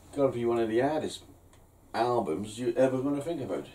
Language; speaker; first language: English; native; English